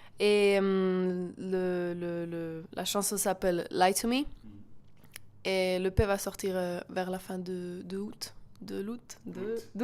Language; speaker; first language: French; non-native, local second language; German